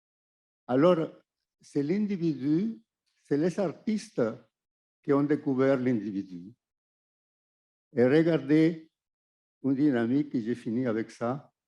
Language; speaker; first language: French; non-native, fluent; Spanish